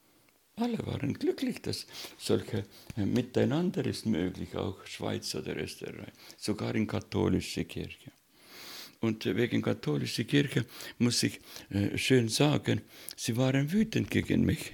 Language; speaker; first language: German; non-native, fluent; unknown